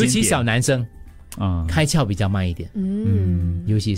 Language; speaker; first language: Chinese; native; Chinese